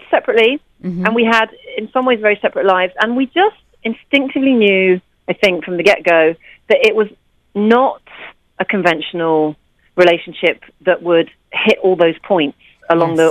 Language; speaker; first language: English; native; English